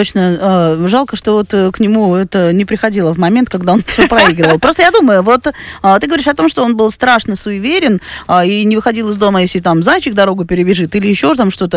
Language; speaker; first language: Russian; native; Russian